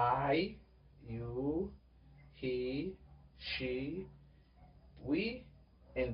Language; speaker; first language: English; non-native, fluent; Spanish